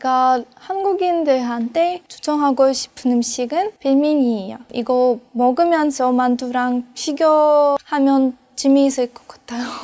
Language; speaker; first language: Korean; non-native, fluent; Russian